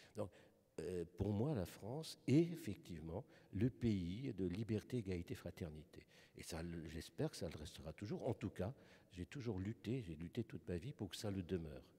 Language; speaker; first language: French; early bilingual, other home language; German